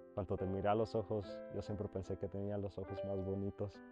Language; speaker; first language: Spanish; early bilingual, heritage; Spanish